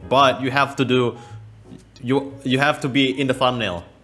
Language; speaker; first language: English; non-native, fluent; Indonesian